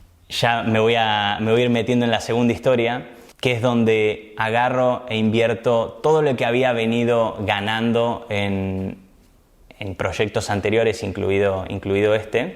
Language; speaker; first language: Spanish; native; Spanish